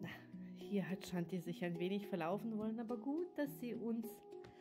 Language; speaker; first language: German; native; German